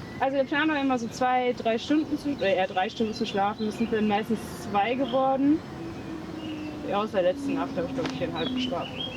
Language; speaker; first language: German; native; German